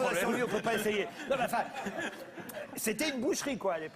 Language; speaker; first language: French; native; French